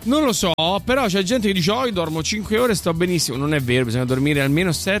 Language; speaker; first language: Italian; native; Italian